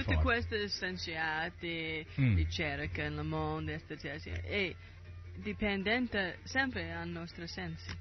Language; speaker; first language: Italian; non-native, learner; English